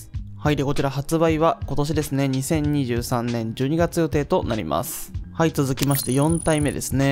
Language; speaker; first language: Japanese; native; Japanese